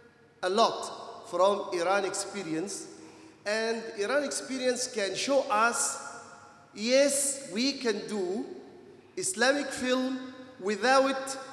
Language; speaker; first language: English; non-native, fluent; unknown